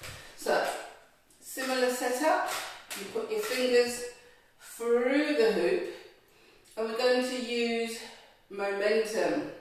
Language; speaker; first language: English; native; English